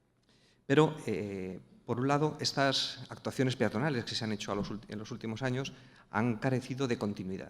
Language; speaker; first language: Spanish; native; Spanish